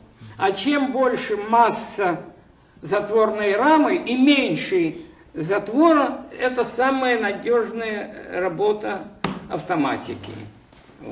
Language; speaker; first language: Russian; native; Russian